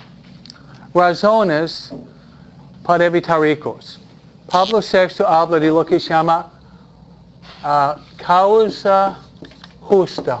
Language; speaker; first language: Spanish; non-native, fluent; English